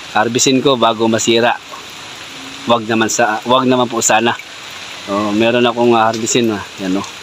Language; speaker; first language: Filipino; non-native, local second language; Bikol